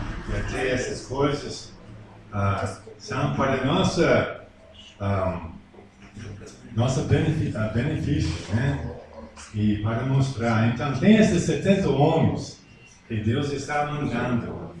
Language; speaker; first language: Portuguese; non-native, fluent; English